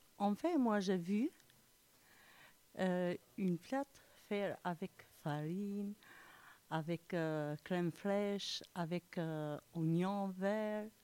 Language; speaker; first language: French; non-native, learner; Albanian